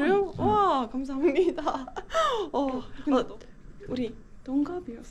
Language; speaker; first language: Korean; non-native, learner; Estonian